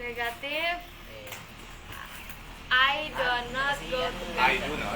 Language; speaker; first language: English; non-native, learner; Indonesian